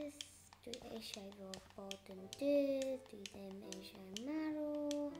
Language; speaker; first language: Welsh; non-native, local second language; English